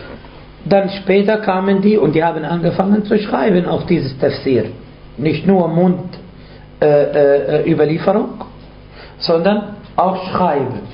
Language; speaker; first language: German; non-native, fluent; Arabic